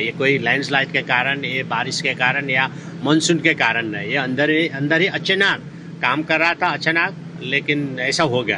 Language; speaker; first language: Hindi; non-native, local second language; Nepali